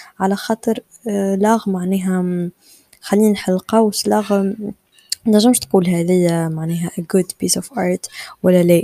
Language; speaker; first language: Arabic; native; Arabic